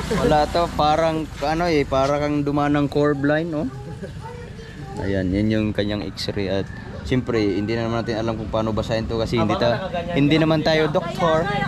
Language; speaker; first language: Filipino; native; Filipino